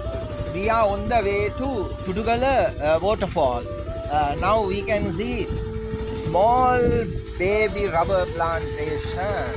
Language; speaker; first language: English; non-native, local second language; Sinhala